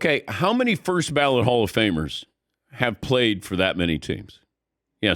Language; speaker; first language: English; native; English